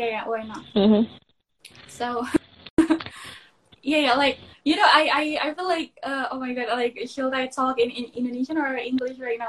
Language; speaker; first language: English; non-native, local second language; Indonesian